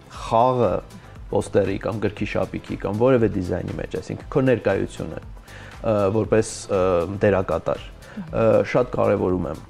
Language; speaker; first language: Armenian; early bilingual, heritage; Armenian